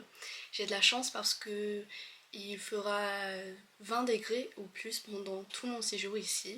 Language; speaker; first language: French; non-native, fluent; English